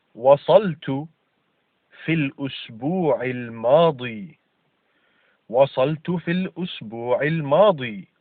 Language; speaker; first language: Arabic; non-native, fluent; English